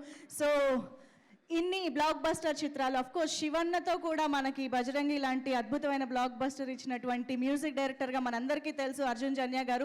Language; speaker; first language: Telugu; native; Telugu